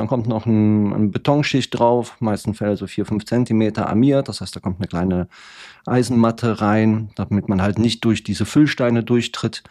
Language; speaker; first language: German; native; German